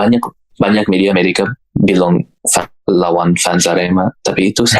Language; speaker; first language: Indonesian; non-native, learner; English